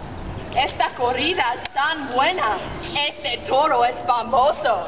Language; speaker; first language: Spanish; non-native, learner; English